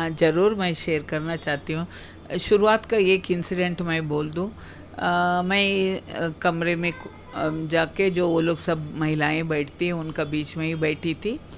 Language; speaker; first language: Hindi; non-native, local second language; Kannada